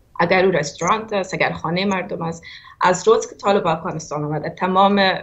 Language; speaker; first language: Persian; native; Persian